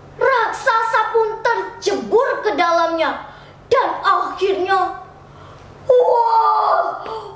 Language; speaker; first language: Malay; non-native, local second language; Balinese